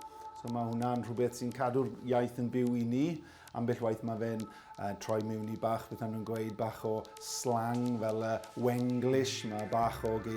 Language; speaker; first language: Welsh; native; Welsh